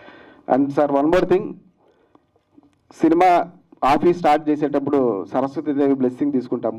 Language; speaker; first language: Telugu; native; Telugu